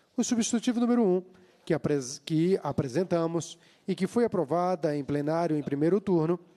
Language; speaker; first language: Portuguese; native; Portuguese